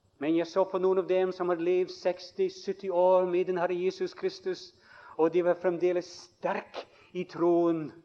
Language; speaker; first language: Norwegian; non-native, fluent; English